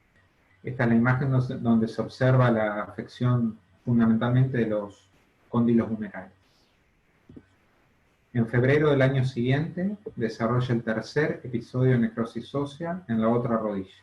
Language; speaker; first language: Spanish; native; Spanish